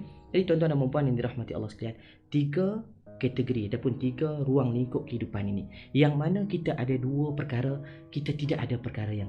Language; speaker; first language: Malay; native; Malay